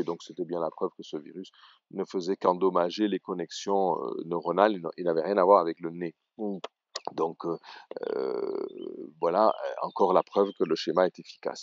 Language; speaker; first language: French; native; French